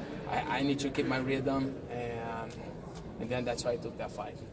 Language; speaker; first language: English; non-native, fluent; Portuguese